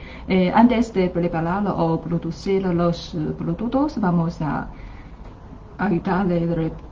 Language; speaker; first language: Spanish; non-native, learner; Chinese